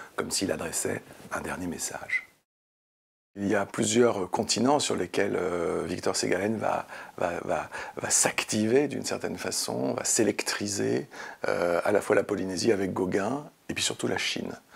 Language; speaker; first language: French; native; French